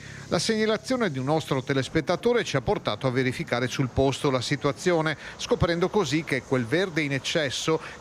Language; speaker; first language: Italian; native; Italian